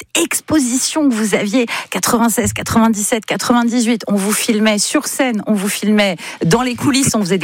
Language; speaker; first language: French; native; French